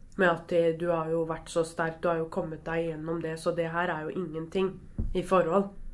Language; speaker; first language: Norwegian; early bilingual, other home language; Arabic